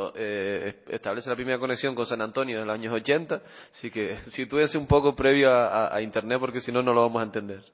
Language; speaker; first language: Spanish; native; Spanish